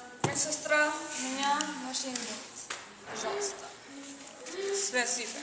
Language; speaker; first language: Russian; non-native, learner; English